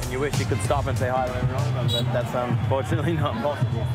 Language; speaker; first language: English; native; English